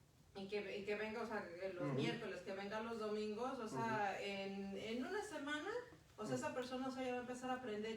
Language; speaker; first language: Spanish; native; Spanish